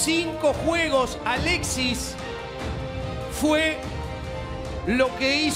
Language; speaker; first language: Spanish; native; Spanish